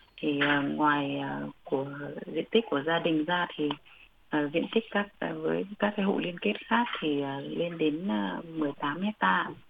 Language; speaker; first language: Vietnamese; non-native, local second language; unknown